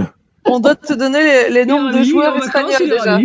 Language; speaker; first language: French; native; French